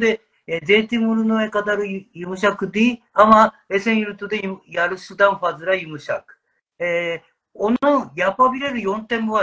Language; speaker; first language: Turkish; non-native, learner; Japanese